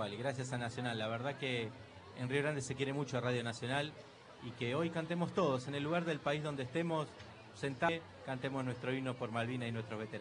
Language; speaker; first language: Spanish; native; Spanish